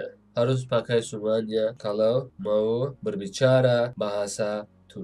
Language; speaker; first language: Indonesian; non-native, learner; Turkish